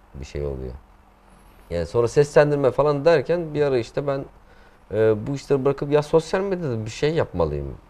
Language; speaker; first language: Turkish; native; Turkish